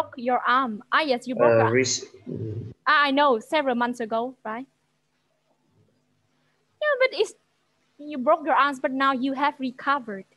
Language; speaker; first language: English; non-native, fluent; Vietnamese